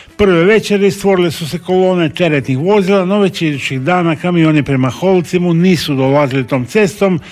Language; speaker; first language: Croatian; native; Croatian